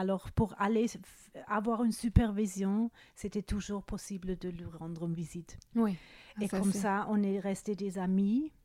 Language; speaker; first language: French; non-native, fluent; German